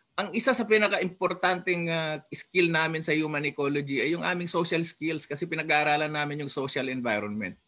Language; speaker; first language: Filipino; non-native, local second language; Iloko